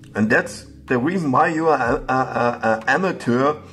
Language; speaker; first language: English; non-native, learner; German